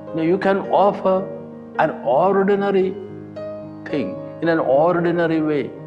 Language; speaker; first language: English; non-native, local second language; Malayalam